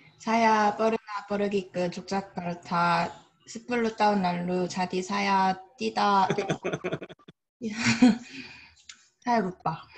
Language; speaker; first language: Indonesian; non-native, learner; Korean